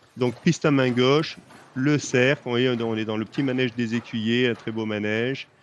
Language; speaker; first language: French; native; French